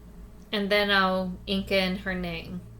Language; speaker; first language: English; native; English